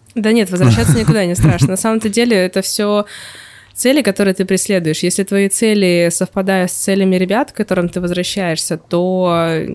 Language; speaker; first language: Russian; native; Russian